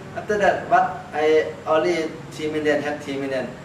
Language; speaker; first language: English; non-native, learner; Thai